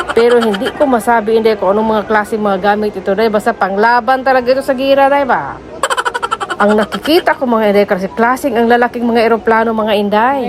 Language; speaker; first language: Filipino; native; Filipino